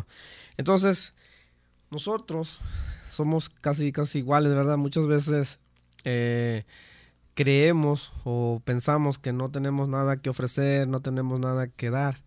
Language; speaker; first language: Spanish; native; Spanish